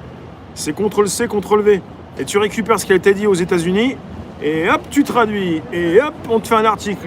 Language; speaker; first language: French; native; French